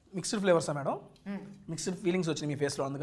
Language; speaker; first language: Telugu; native; Telugu